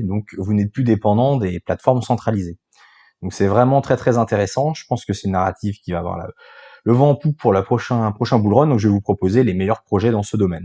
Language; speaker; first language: French; native; French